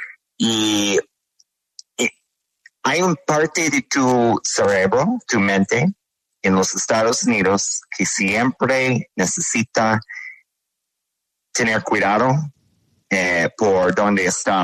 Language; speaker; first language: Spanish; non-native, learner; English